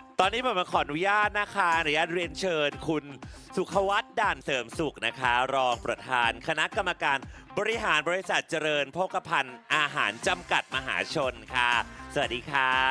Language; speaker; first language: Thai; native; Thai